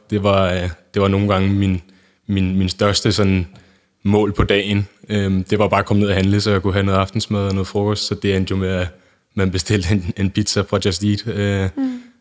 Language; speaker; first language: Danish; native; Danish